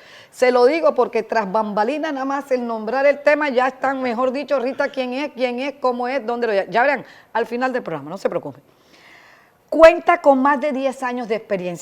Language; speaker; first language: Spanish; native; Spanish